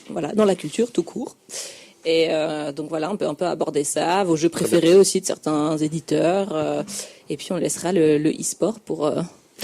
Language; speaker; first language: French; native; French